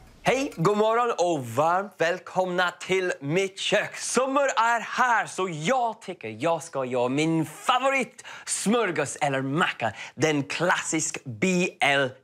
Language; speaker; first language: Swedish; non-native, learner; English